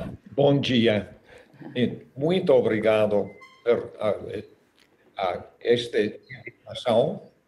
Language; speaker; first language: Portuguese; non-native, learner; English